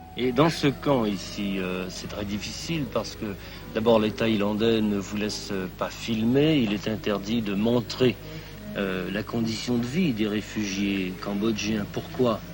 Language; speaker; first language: French; native; French